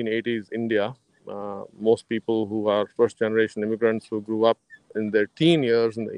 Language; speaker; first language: English; non-native, local second language; Kannada